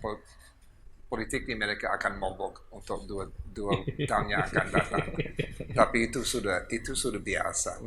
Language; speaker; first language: Indonesian; non-native, fluent; English